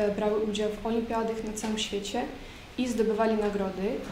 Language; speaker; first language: Polish; non-native, fluent; Ukrainian